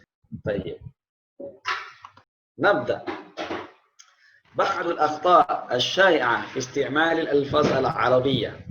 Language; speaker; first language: Arabic; non-native, fluent; Indonesian